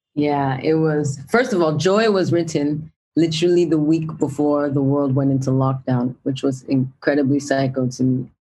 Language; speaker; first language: English; native; English